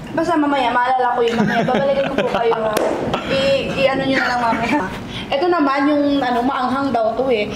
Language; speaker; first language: Filipino; non-native, local second language; Cebuano